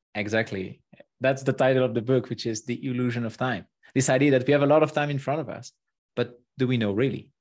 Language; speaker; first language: English; non-native, fluent; French